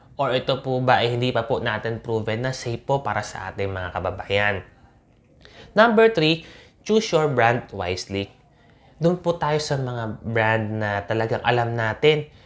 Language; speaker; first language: Filipino; native; Filipino